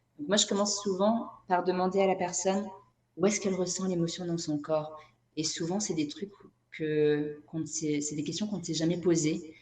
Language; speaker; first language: French; non-native, fluent; Portuguese